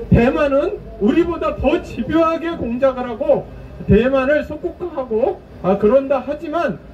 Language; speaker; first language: Korean; native; Korean